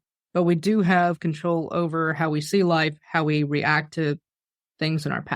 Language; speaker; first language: English; native; English